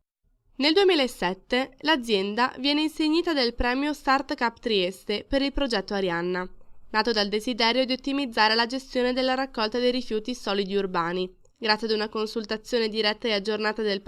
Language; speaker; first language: Italian; native; Italian